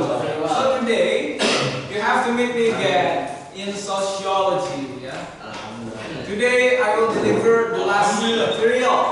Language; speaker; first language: English; non-native, fluent; Indonesian